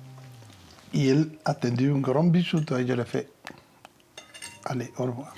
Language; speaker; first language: French; non-native, fluent; Spanish